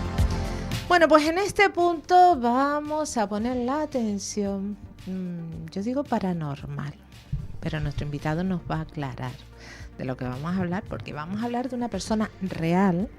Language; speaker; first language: Spanish; native; Spanish